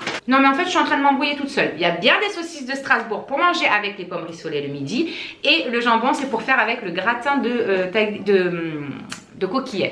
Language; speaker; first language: French; native; French